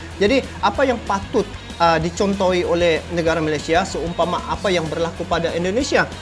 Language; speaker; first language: Malay; native; Malay